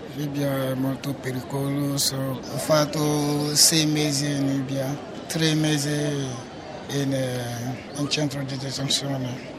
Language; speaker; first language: Italian; non-native, learner; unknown